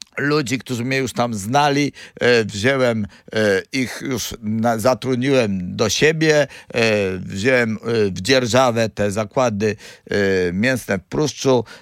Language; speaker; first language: Polish; native; Polish